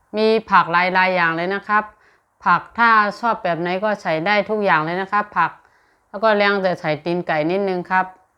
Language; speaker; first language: Thai; non-native, fluent; Shan